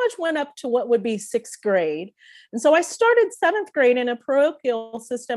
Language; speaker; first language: English; native; English